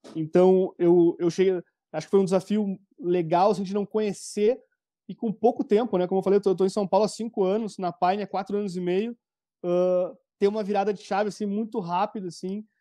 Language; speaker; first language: Portuguese; native; Portuguese